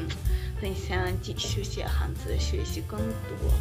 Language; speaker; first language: Chinese; non-native, learner; Russian